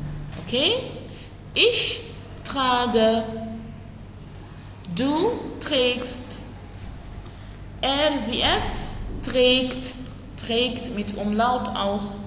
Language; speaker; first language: German; non-native, fluent; Arabic